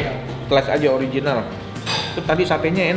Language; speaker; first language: Indonesian; native; Indonesian